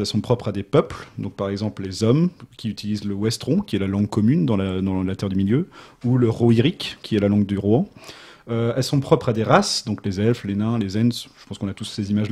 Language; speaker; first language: French; native; French